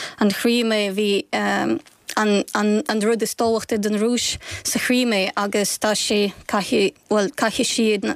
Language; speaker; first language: Irish; non-native, fluent; Ukrainian